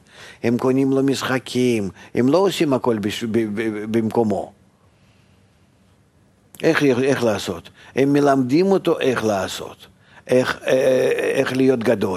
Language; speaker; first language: Hebrew; non-native, fluent; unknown